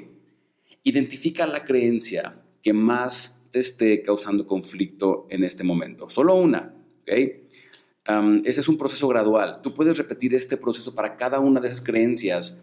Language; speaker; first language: Spanish; native; Spanish